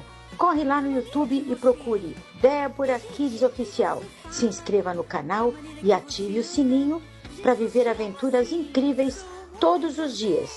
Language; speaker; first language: Portuguese; native; Portuguese